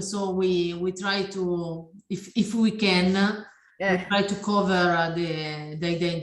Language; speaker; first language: English; non-native, learner; Italian